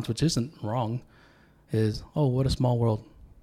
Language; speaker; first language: English; early bilingual, other home language; Tongan